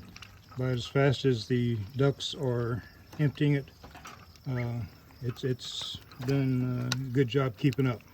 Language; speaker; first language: English; native; English